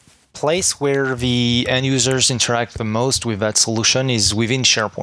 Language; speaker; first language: English; non-native, fluent; French